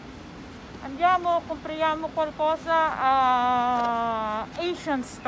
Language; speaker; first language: Italian; non-native, learner; Filipino